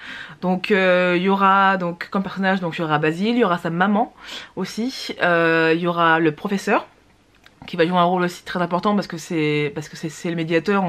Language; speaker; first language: French; native; French